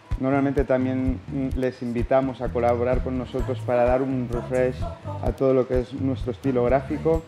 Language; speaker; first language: Spanish; native; Spanish